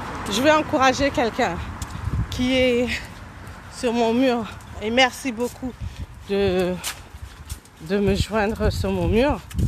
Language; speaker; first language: French; early bilingual, other home language; Haitian Creole